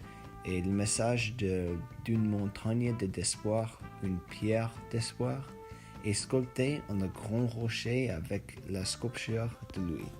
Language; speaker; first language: French; non-native, learner; English